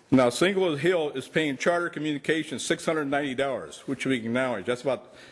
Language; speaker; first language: English; native; English